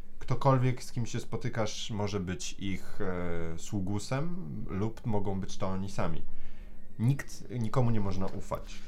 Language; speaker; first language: Polish; early bilingual, heritage; Polish